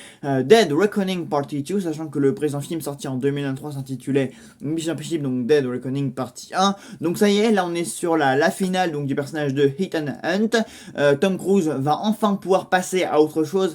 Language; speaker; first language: French; native; French